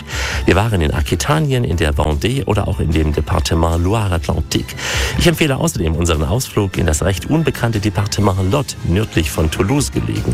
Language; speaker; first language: German; native; German